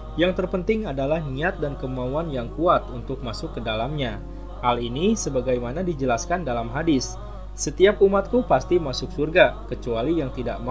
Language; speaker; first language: Indonesian; native; Indonesian